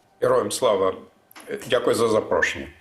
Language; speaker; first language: Ukrainian; non-native, fluent; German